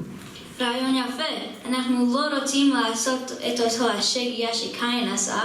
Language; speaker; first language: Hebrew; non-native, learner; English